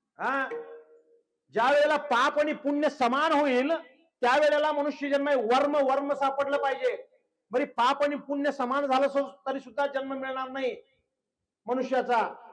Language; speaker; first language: Marathi; non-native, local second language; Kannada